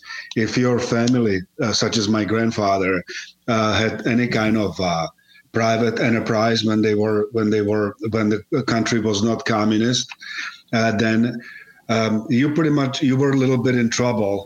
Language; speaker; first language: English; non-native, fluent; Czech